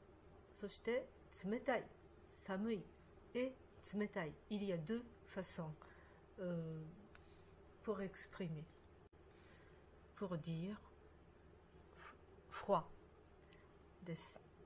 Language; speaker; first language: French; non-native, fluent; Japanese